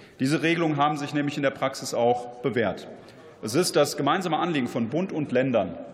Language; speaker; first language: German; native; German